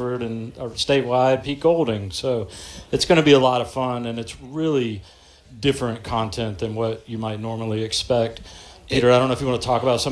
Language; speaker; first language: English; native; English